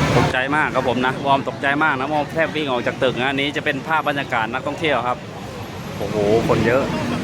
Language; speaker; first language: Thai; non-native, fluent; Lao